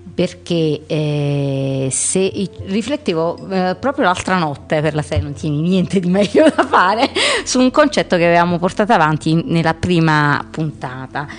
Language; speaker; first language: Italian; native; Italian